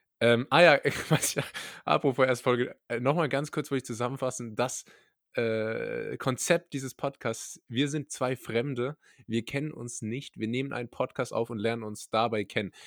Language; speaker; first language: German; native; German